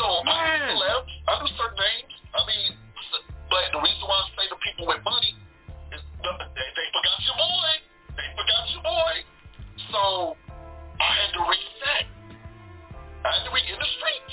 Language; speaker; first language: English; native; English